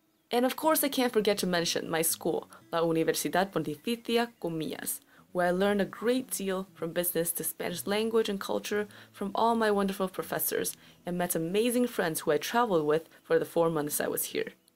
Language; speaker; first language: English; native; English